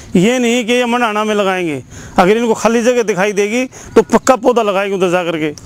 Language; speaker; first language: Hindi; native; Hindi